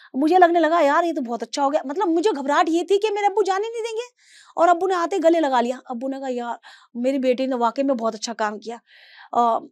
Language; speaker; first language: Hindi; native; Hindi